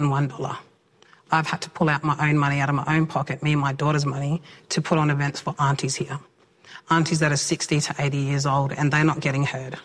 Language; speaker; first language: English; native; English